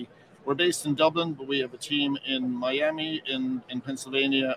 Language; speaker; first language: English; native; English